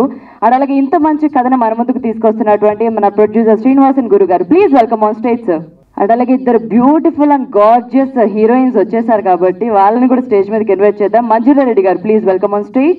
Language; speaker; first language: Telugu; native; Telugu